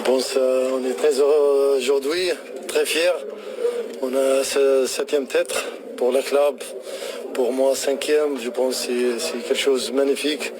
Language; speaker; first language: French; non-native, learner; Arabic